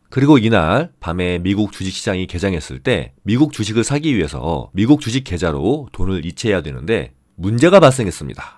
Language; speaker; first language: Korean; native; Korean